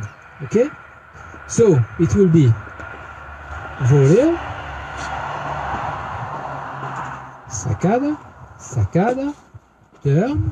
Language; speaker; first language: English; non-native, learner; French